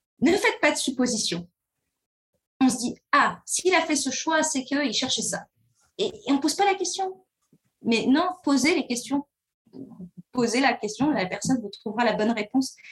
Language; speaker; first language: French; early bilingual, other home language; Arabic